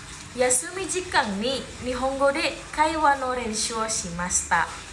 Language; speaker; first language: Japanese; non-native, learner; Indonesian